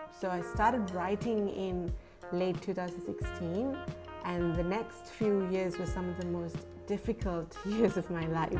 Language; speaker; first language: English; non-native, local second language; Sinhala